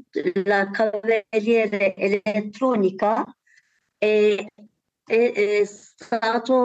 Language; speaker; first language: Italian; non-native, learner; Turkish